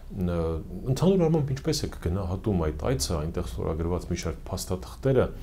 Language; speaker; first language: Armenian; native; Armenian